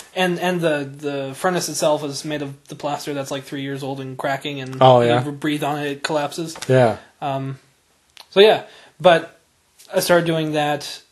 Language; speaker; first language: English; native; English